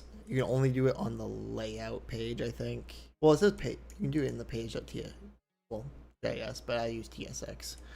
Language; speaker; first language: English; native; English